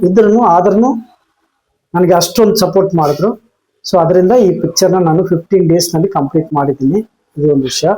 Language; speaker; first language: Kannada; non-native, local second language; Tamil